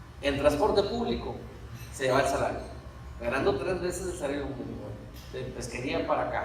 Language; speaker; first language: Spanish; native; Spanish